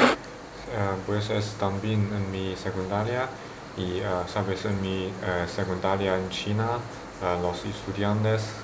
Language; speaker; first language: Spanish; non-native, learner; Chinese